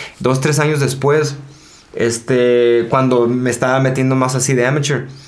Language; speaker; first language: Spanish; early bilingual, heritage; Spanish